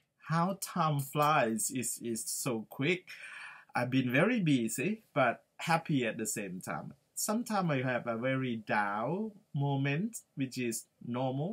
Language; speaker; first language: English; non-native, fluent; Thai